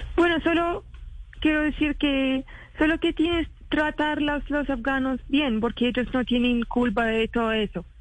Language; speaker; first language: Spanish; non-native, fluent; Arabic